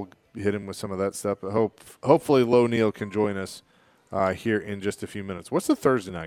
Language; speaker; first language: English; native; English